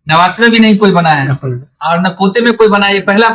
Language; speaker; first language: Urdu; native; Urdu